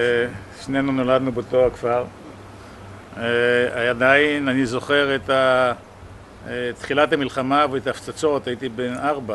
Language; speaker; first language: Hebrew; early bilingual, other home language; Polish